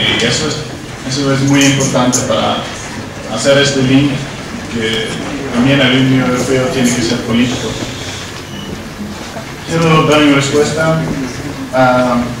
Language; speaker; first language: Spanish; non-native, learner; Dutch